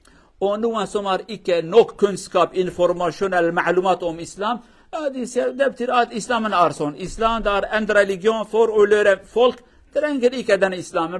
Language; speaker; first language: Norwegian; non-native, learner; Kurdish